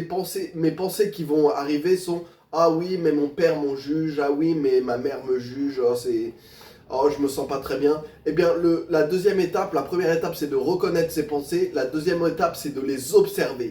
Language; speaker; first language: French; native; French